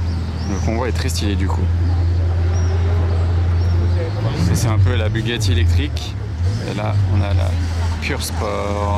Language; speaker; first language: French; native; French